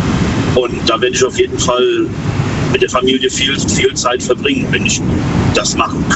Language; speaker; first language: German; native; German